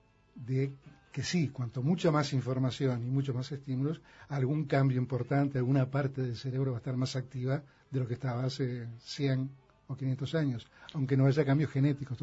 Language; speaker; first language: Spanish; native; Spanish